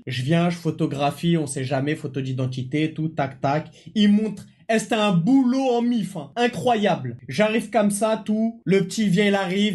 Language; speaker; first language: French; native; French